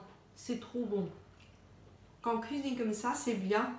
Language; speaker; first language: French; non-native, learner; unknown